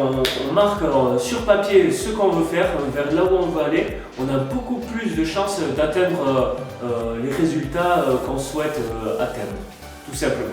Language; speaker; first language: French; native; French